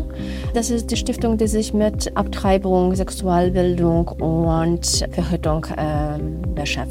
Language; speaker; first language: German; non-native, fluent; Polish